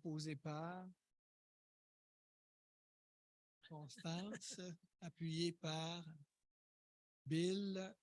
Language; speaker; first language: French; native; French